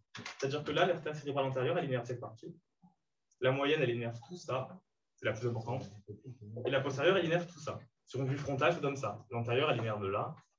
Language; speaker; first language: French; native; French